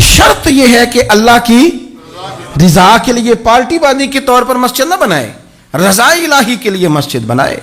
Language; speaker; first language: Urdu; native; Urdu